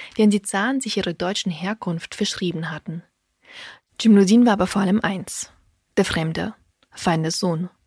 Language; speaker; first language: German; early bilingual, other home language; Russian